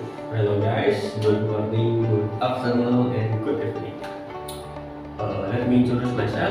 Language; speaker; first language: English; non-native, learner; Indonesian